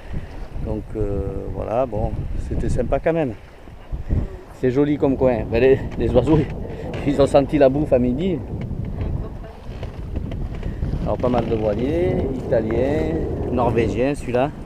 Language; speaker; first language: French; native; French